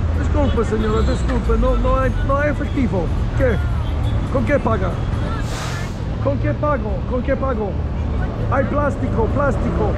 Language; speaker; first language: Spanish; non-native, learner; English